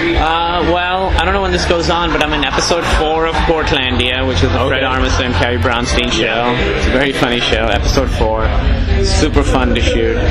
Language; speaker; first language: English; non-native, local second language; Urdu